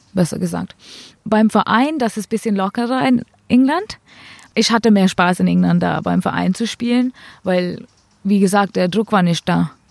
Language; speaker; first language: German; non-native, fluent; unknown